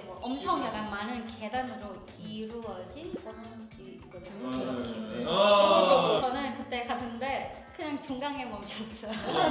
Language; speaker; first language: Korean; non-native, fluent; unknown